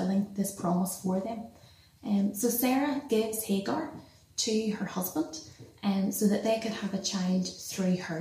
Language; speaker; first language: English; native; English